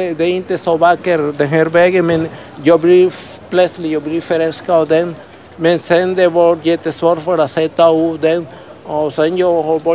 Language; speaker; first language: Swedish; early bilingual, other home language; Spanish